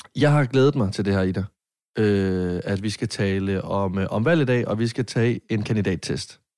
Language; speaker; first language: Danish; native; Danish